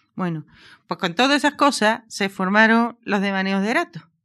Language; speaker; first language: Spanish; native; Spanish